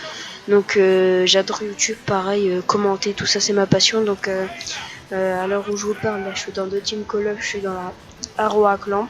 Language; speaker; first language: French; native; French